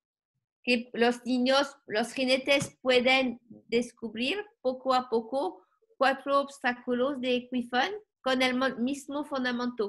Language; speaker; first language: Spanish; non-native, learner; French